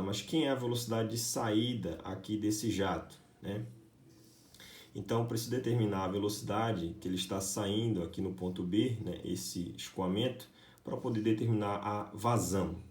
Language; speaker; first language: Portuguese; native; Portuguese